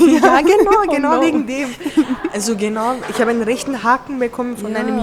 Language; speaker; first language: German; early bilingual, other home language; Turkish